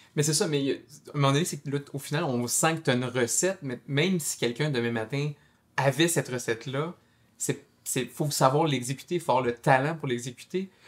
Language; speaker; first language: French; native; French